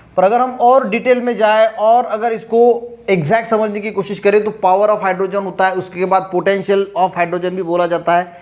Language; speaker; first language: Hindi; non-native, local second language; Marathi